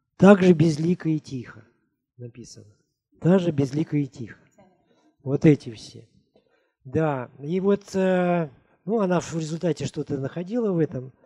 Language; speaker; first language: Russian; native; Russian